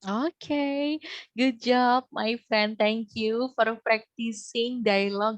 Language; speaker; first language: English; non-native, fluent; Indonesian